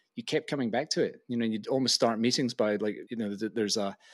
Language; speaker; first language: English; native; English